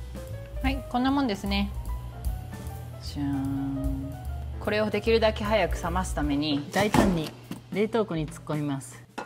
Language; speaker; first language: Japanese; native; Japanese